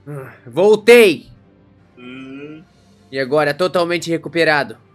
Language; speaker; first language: Portuguese; native; Portuguese